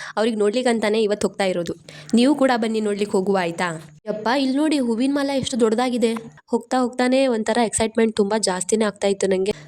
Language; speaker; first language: Kannada; non-native, local second language; Lambadi